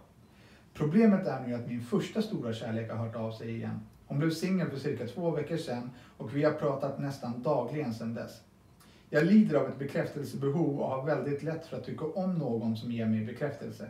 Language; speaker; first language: Swedish; native; Swedish